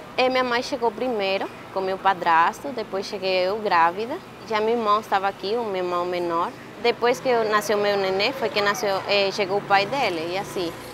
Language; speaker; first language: Portuguese; non-native, learner; Spanish